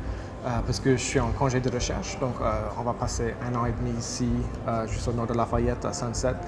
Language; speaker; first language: French; non-native, local second language; English